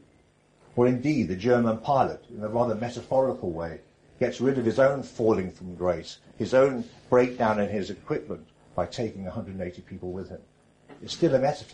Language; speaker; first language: English; native; English